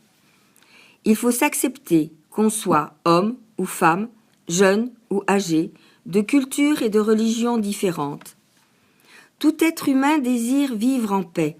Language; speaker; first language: French; non-native, learner; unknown